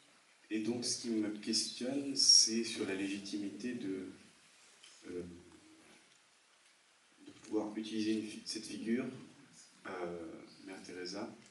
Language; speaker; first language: French; native; French